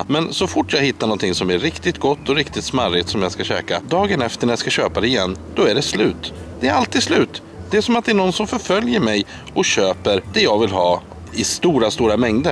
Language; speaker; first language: Swedish; native; Swedish